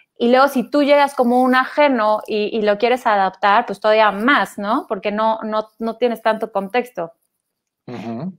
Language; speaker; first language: Spanish; native; Spanish